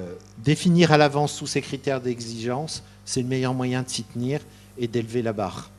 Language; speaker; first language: French; native; French